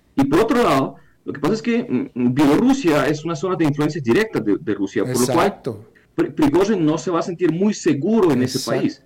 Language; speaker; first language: Spanish; non-native, fluent; Ukrainian